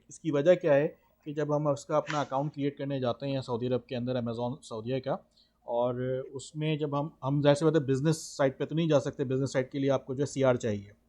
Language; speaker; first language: Urdu; native; Urdu